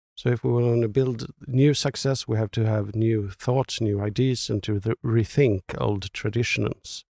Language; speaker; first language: English; non-native, fluent; Swedish